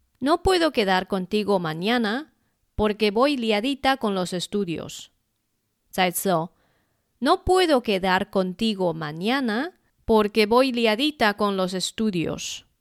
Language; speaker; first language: Spanish; non-native, fluent; Chinese